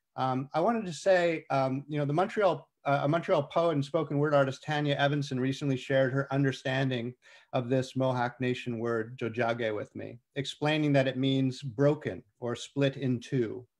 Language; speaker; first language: English; native; English